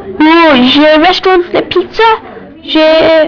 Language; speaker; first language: French; non-native, learner; English